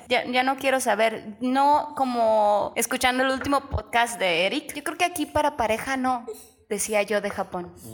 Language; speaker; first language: Spanish; native; Spanish